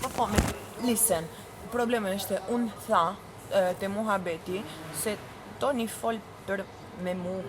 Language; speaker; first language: Albanian; non-native, learner; English